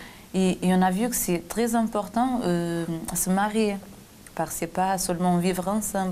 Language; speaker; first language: French; non-native, fluent; Portuguese